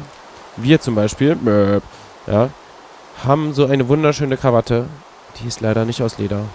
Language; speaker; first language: German; native; German